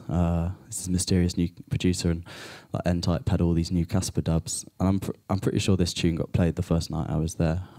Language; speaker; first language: English; native; English